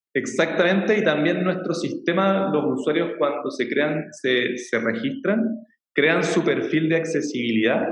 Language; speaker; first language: Spanish; native; Spanish